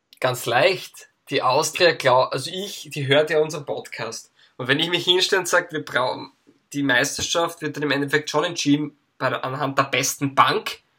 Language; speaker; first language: German; native; German